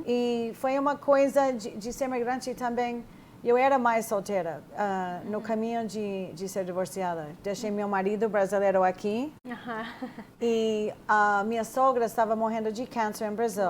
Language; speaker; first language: Portuguese; non-native, fluent; English